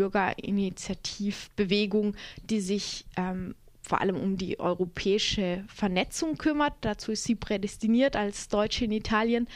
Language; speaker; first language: German; native; German